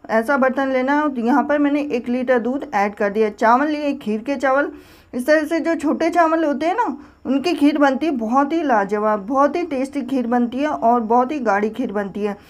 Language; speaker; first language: Hindi; native; Hindi